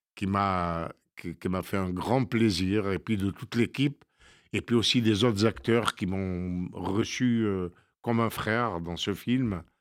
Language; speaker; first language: French; native; French